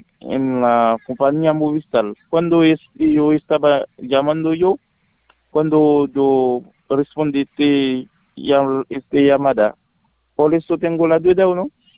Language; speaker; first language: Spanish; non-native, learner; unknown